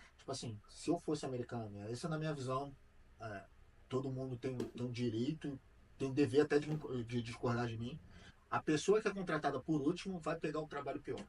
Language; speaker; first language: Portuguese; native; Portuguese